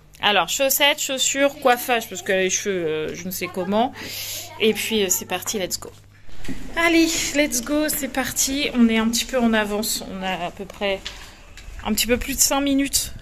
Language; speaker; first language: French; native; French